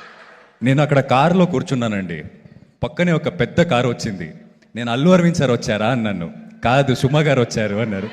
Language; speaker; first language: Telugu; non-native, fluent; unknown